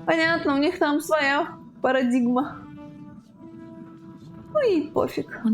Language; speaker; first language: Russian; native; Russian